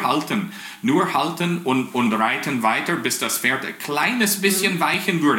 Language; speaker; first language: German; non-native, fluent; English